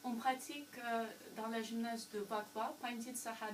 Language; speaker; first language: French; non-native, fluent; Russian